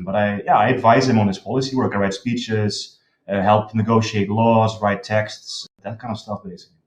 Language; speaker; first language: English; non-native, fluent; Dutch